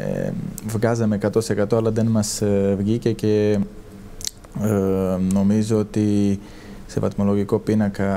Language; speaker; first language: Greek; non-native, fluent; Serbian